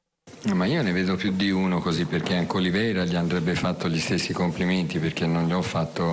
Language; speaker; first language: Italian; native; Italian